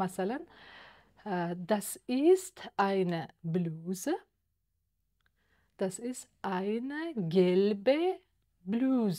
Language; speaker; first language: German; non-native, fluent; Uzbek